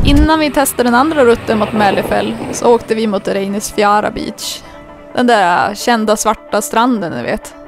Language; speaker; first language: Swedish; native; Swedish